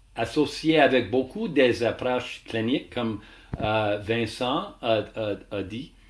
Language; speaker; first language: French; non-native, learner; English